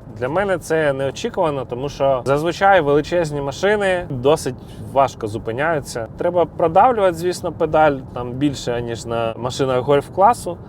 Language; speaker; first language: Ukrainian; non-native, local second language; Russian